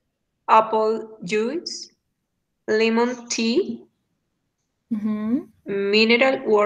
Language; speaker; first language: English; non-native, learner; Spanish